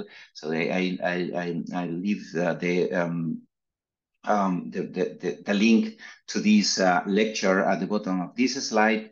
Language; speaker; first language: English; non-native, fluent; Spanish